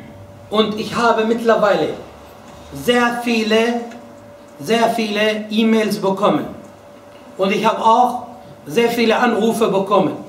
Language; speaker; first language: German; non-native, fluent; Arabic